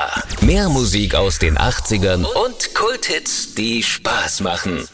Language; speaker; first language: German; native; German